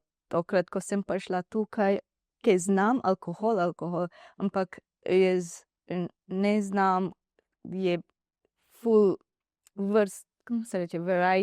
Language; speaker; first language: Slovenian; non-native, learner; Divehi